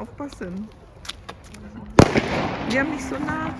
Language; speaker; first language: German; non-native, fluent; Filipino